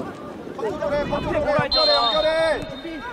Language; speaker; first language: Korean; native; Korean